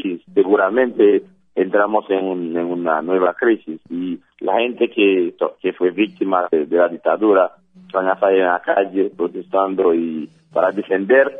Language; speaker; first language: Spanish; non-native, fluent; Haitian Creole